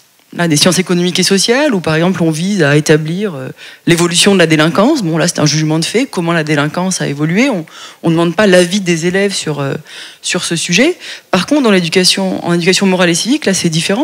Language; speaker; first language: French; native; French